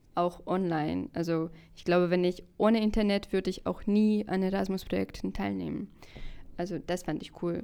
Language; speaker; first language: German; non-native, fluent; Russian